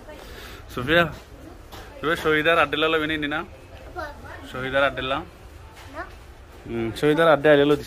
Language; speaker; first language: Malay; non-native, learner; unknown